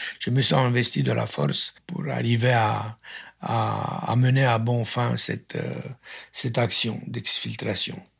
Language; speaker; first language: French; non-native, fluent; Romanian